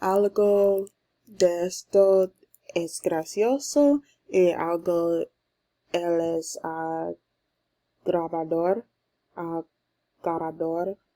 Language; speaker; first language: Spanish; non-native, learner; English